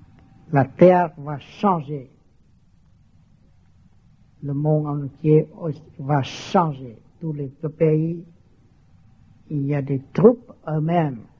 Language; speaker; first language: French; non-native, learner; Vietnamese